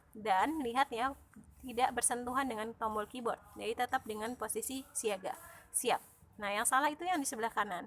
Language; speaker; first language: Indonesian; native; Indonesian